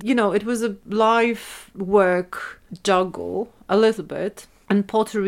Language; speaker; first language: English; non-native, fluent; Polish